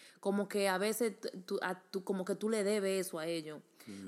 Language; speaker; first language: Spanish; early bilingual, heritage; Spanish